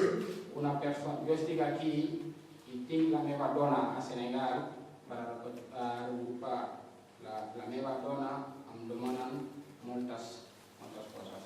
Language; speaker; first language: Catalan; non-native, fluent; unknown